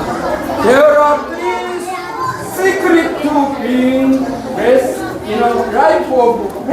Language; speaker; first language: English; non-native, learner; Korean